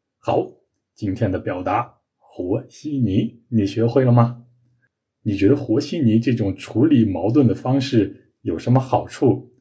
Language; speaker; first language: Chinese; native; Chinese